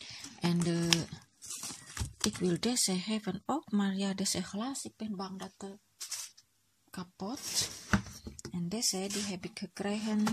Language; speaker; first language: Dutch; non-native, learner; Indonesian